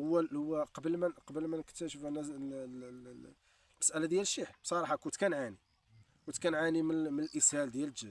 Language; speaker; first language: Arabic; native; Arabic